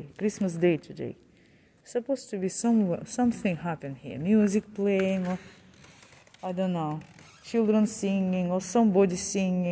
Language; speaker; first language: English; non-native, learner; Russian